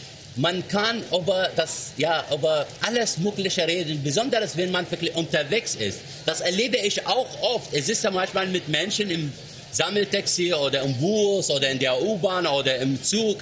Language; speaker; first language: German; non-native, fluent; Arabic